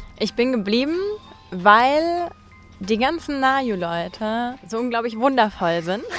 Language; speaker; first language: German; native; German